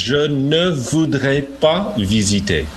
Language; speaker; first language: French; non-native, fluent; English